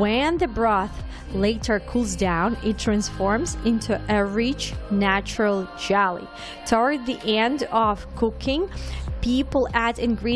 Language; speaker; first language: English; non-native, fluent; Ukrainian